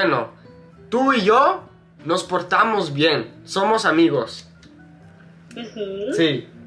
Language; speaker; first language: Spanish; non-native, fluent; English